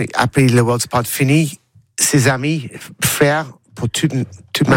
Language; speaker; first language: French; non-native, learner; English